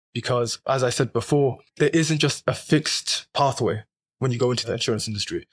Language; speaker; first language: English; native; English